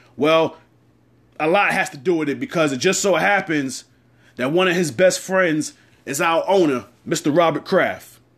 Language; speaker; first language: English; native; English